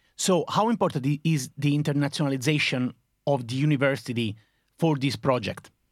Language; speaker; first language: English; non-native, fluent; Italian